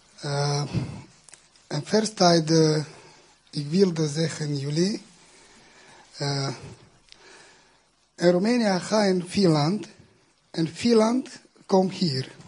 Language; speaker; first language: Dutch; non-native, learner; Romanian